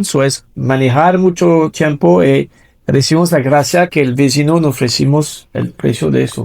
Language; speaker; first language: Spanish; non-native, fluent; French